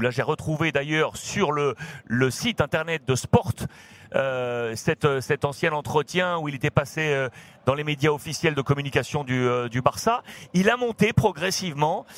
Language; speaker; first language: French; native; French